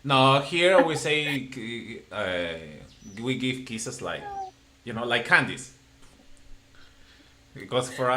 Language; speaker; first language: English; non-native, fluent; Spanish